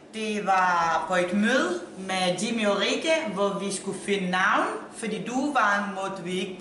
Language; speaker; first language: Danish; non-native, fluent; Italian